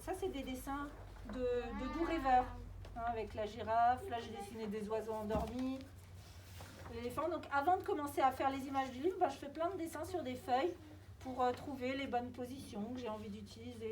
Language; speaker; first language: French; native; French